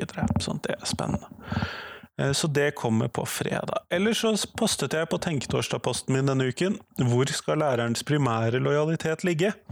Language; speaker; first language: Norwegian; native; Norwegian